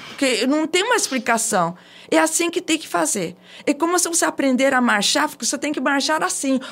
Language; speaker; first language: Portuguese; early bilingual, other home language; Japanese